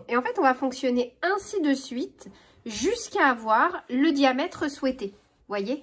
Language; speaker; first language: French; native; French